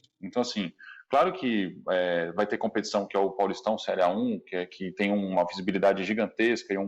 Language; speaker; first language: Portuguese; native; Portuguese